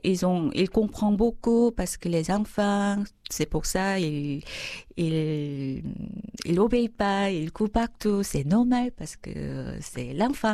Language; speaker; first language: French; non-native, fluent; Korean